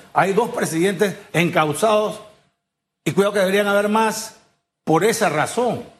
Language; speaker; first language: Spanish; native; Spanish